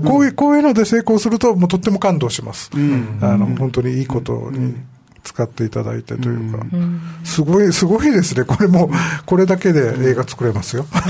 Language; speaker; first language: Japanese; native; Japanese